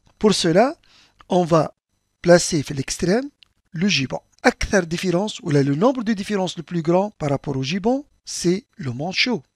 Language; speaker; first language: French; non-native, local second language; Arabic